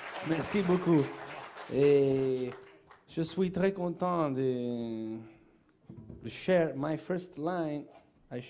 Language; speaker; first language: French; non-native, learner; Italian